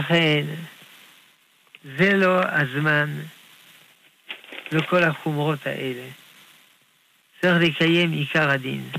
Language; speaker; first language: Hebrew; non-native, fluent; French